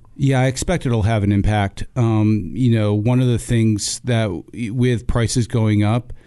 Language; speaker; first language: English; native; English